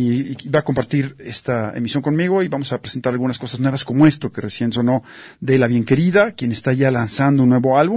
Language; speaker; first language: Spanish; native; Spanish